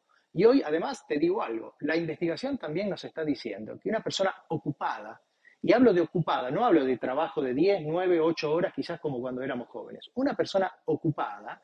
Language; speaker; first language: Spanish; native; Spanish